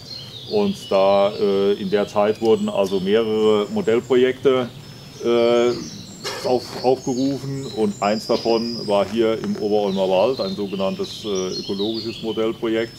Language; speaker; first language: German; native; German